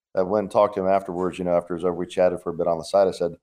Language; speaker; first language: English; native; English